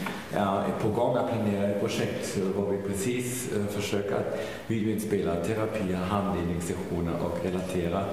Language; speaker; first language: Swedish; non-native, fluent; German